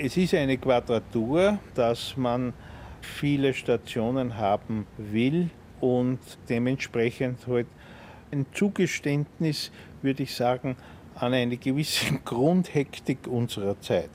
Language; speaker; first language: German; native; German